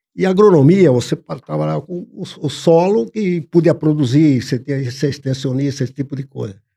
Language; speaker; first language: Portuguese; non-native, fluent; English